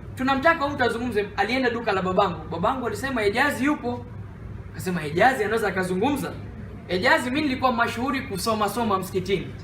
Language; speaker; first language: Swahili; non-native, local second language; Gujarati